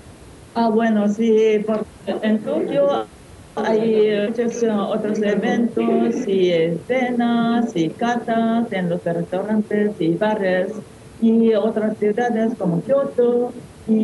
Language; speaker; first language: Spanish; non-native, learner; Japanese